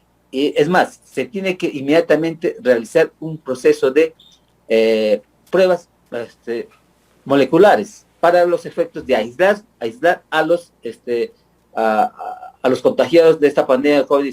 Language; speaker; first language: Spanish; native; Spanish